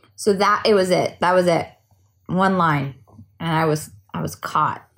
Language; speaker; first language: English; native; English